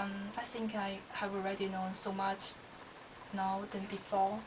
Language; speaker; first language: English; non-native, learner; Chinese